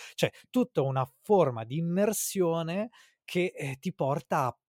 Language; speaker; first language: Italian; native; Italian